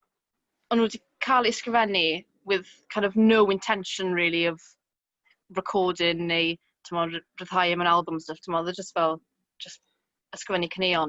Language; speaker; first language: Welsh; native; Welsh